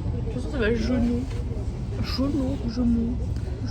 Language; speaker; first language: French; native; French